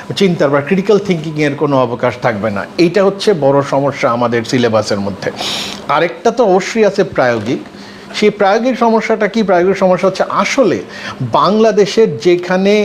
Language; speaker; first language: Bangla; native; Bangla